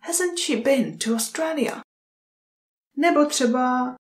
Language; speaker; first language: English; non-native, fluent; Czech